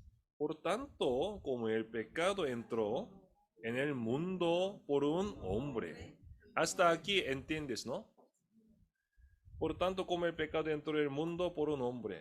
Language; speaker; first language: Spanish; non-native, fluent; Korean